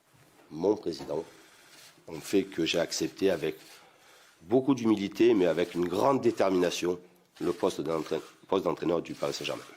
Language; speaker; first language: French; native; French